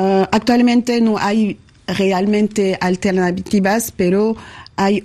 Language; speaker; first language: Spanish; non-native, learner; French